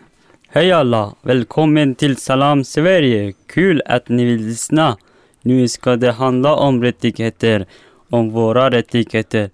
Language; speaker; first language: Swedish; non-native, learner; Persian